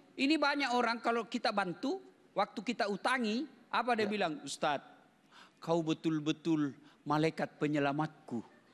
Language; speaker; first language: Indonesian; native; Indonesian